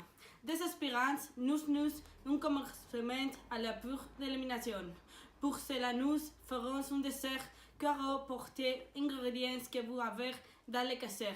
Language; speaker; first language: French; non-native, learner; Spanish